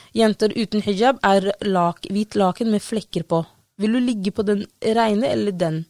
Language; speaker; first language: Norwegian; non-native, fluent; Somali